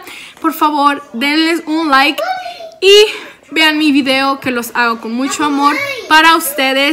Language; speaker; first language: Spanish; early bilingual, heritage; Spanish